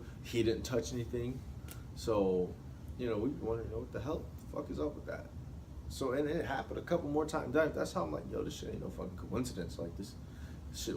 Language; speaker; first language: English; native; English